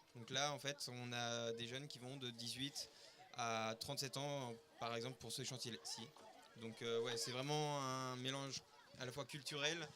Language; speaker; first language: French; native; French